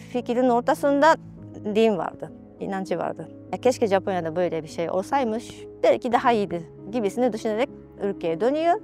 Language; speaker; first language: Turkish; non-native, fluent; Japanese